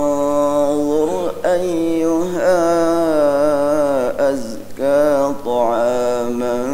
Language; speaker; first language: Arabic; non-native, fluent; Indonesian